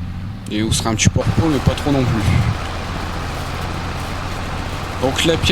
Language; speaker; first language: French; native; French